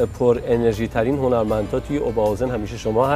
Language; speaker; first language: Persian; native; Persian